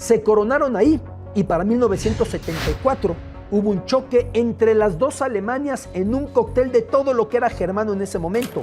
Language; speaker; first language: Spanish; native; Spanish